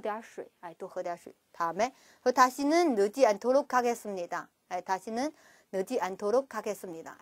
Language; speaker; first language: Korean; non-native, fluent; Chinese